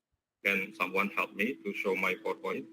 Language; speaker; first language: English; non-native, learner; Indonesian